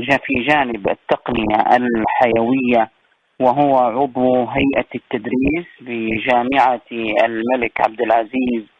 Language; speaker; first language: Arabic; native; Arabic